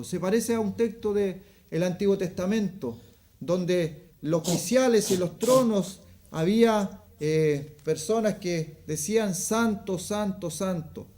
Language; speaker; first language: Spanish; native; Spanish